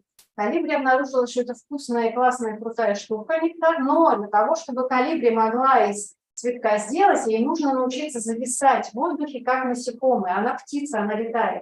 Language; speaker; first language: Russian; native; Russian